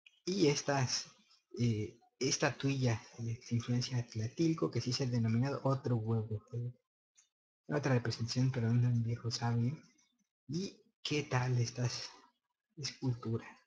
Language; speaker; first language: Spanish; native; Spanish